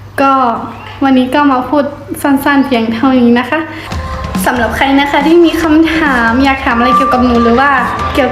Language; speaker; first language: Thai; early bilingual, other home language; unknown